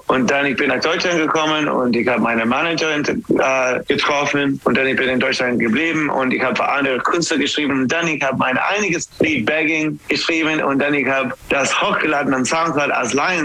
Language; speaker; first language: German; non-native, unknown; English